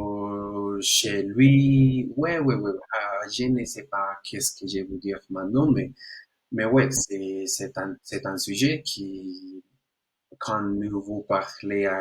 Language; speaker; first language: French; non-native, learner; Spanish